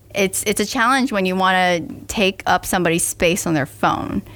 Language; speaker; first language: English; native; English